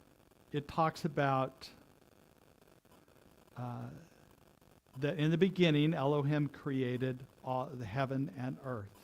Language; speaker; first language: English; native; English